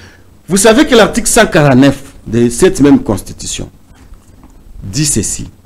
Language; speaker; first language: French; non-native, local second language; Swahili